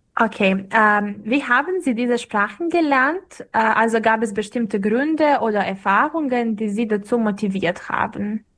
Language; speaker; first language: German; non-native, fluent; Serbian